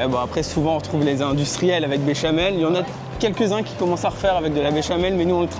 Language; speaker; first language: French; native; French